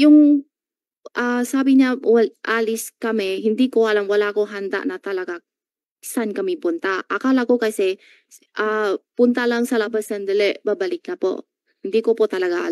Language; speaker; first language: Filipino; non-native, learner; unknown